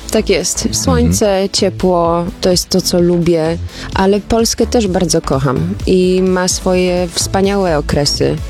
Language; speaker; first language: Polish; early bilingual, other home language; German